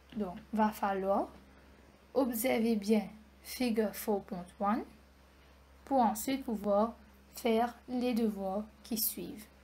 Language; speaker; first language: French; non-native, local second language; Morisyen